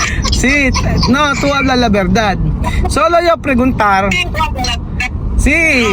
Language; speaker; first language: Spanish; non-native, learner; Filipino